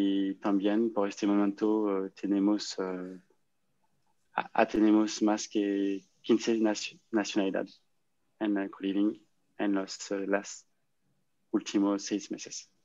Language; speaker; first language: Spanish; non-native, learner; French